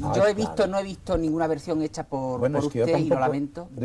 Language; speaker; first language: Spanish; early bilingual, other home language; Arabic